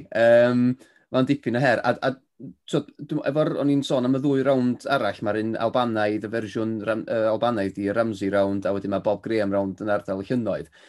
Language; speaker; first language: Welsh; native; Welsh